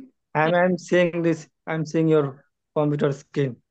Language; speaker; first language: English; non-native, learner; Bangla